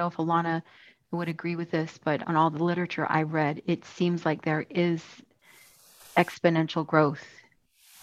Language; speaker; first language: English; native; English